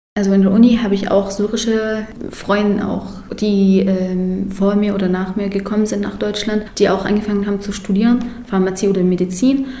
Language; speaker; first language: German; non-native, fluent; Arabic